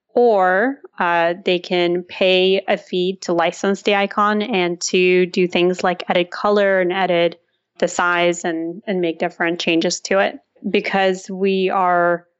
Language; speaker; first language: English; early bilingual, other home language; Russian